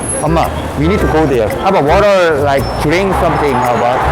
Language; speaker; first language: English; non-native, learner; Korean